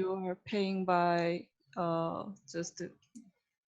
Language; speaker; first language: English; non-native, learner; Korean